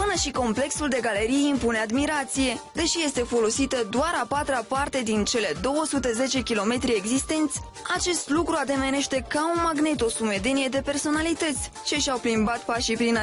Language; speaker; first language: Romanian; native; Romanian